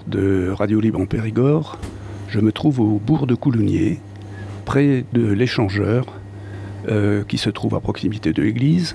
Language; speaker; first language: French; native; French